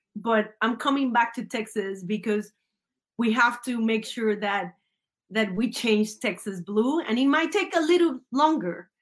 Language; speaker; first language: English; early bilingual, other home language; Spanish